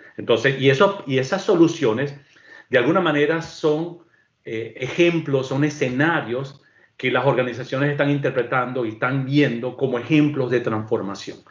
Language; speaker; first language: Spanish; native; Spanish